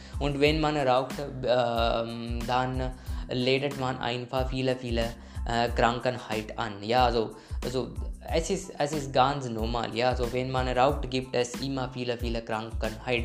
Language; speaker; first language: German; non-native, learner; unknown